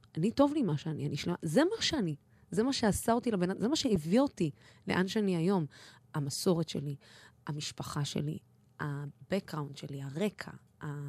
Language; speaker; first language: Hebrew; non-native, local second language; Arabic